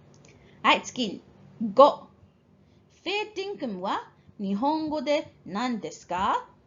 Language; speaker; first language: Japanese; non-native, fluent; English